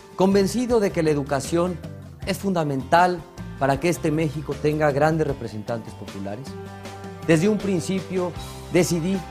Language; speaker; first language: Spanish; native; Spanish